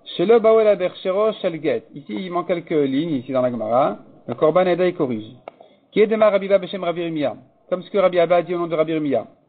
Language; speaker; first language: French; native; French